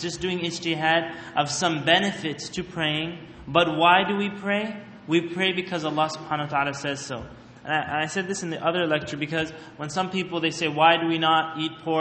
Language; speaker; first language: English; native; English